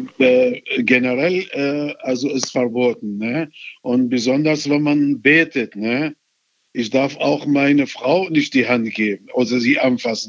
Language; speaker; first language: German; non-native, fluent; Arabic